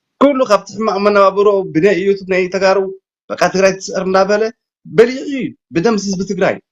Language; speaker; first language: Tigrinya; native; Tigrinya